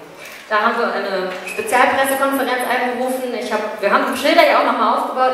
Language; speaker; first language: German; native; German